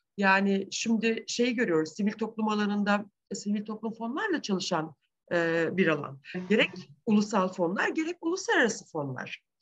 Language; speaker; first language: Turkish; native; Turkish